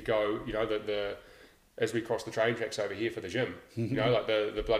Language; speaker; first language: English; native; English